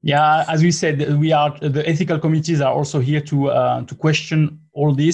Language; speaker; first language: English; non-native, fluent; French